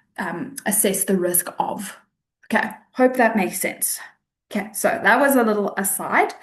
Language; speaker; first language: English; native; English